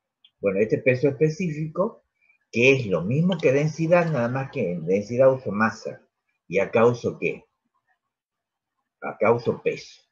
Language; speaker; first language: Spanish; native; Spanish